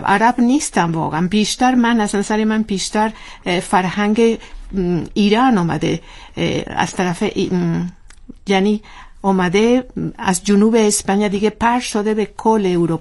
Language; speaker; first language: Persian; non-native, learner; Spanish